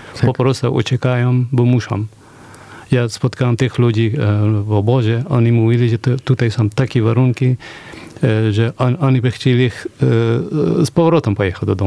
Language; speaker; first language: Polish; non-native, fluent; Persian